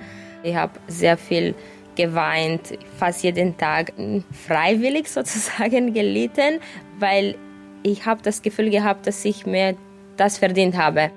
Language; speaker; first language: German; non-native, fluent; Romanian